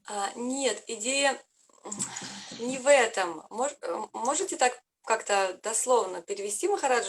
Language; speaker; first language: Russian; native; Russian